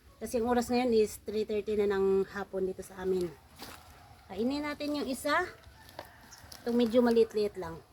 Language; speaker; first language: Filipino; non-native, local second language; Cebuano